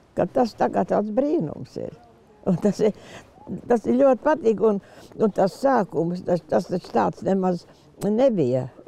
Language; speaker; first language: Latvian; native; Latvian